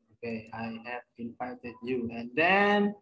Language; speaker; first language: English; non-native, learner; Indonesian